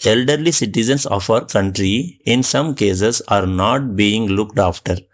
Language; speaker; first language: English; non-native, local second language; Tamil